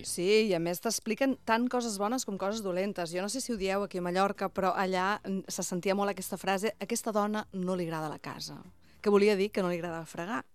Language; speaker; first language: Catalan; native; Catalan